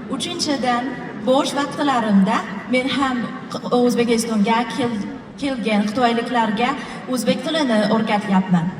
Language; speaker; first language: Uzbek; non-native, fluent; Chinese